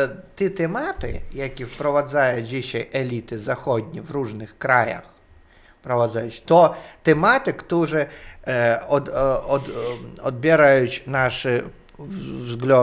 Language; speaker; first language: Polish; non-native, learner; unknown